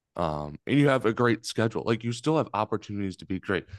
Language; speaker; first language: English; native; English